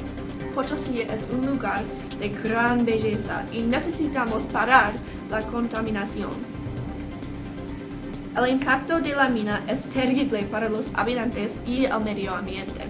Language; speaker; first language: Spanish; non-native, learner; English